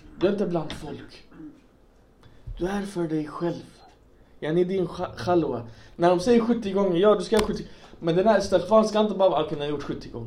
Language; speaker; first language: Swedish; non-native, local second language; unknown